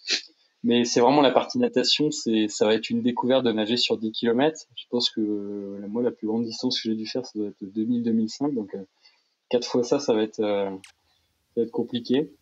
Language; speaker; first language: French; native; French